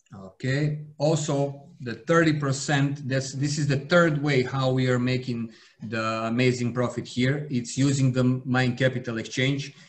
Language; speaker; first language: English; non-native, fluent; Serbian